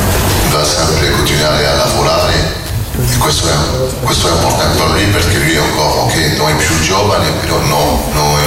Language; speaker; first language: Italian; non-native, learner; French